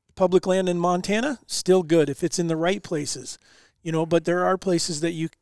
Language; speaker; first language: English; native; English